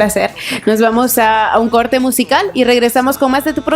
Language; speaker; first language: Spanish; native; Spanish